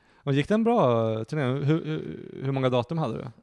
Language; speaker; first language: Swedish; native; Swedish